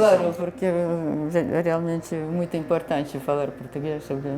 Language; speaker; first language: Portuguese; non-native, fluent; Russian